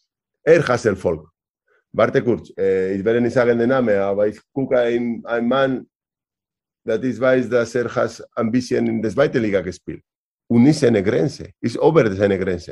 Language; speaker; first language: German; non-native, learner; Spanish